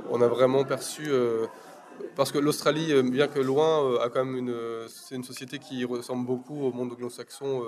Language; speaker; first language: French; native; French